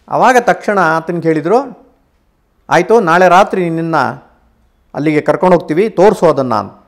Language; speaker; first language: Kannada; native; Kannada